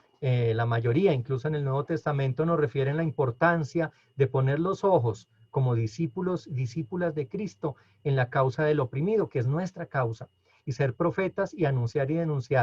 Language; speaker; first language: Spanish; native; Spanish